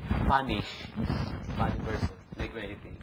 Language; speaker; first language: English; non-native, local second language; Filipino